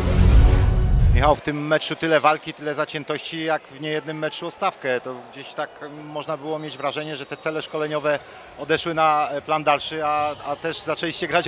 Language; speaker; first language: Polish; native; Polish